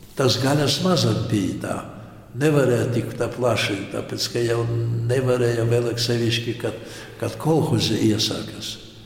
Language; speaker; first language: Latvian; non-native, local second language; Polish